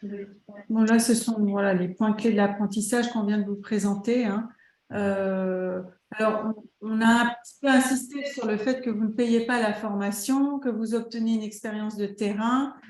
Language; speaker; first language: French; native; French